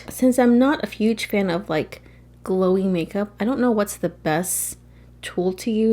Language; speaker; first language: English; native; English